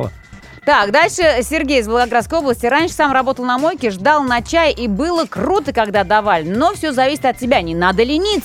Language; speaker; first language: Russian; native; Russian